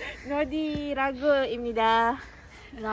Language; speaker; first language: Korean; non-native, learner; Hindi